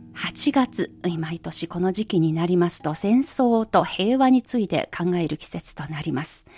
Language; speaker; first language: Japanese; non-native, fluent; Chinese